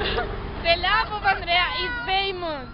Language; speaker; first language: English; non-native, learner; Spanish